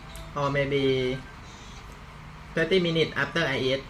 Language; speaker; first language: English; non-native, learner; Thai